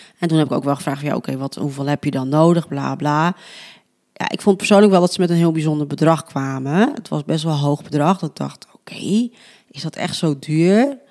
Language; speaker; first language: Dutch; early bilingual, other home language; Spanish